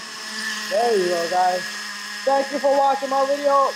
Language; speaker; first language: English; native; English